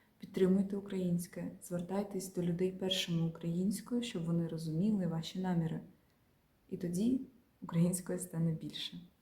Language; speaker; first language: Ukrainian; non-native, local second language; Russian